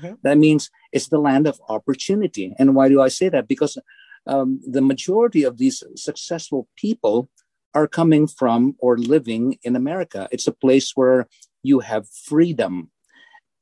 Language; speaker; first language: English; non-native, local second language; Filipino